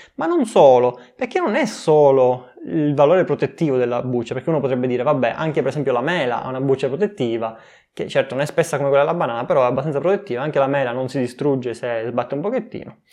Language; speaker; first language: Italian; native; Italian